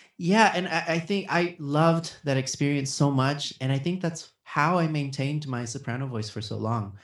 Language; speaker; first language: English; early bilingual, other home language; Spanish